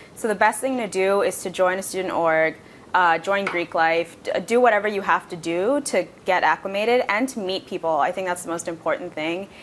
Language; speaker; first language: English; non-native, local second language; Bangla